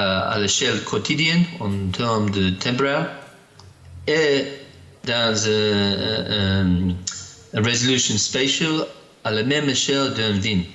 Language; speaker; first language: French; non-native, learner; English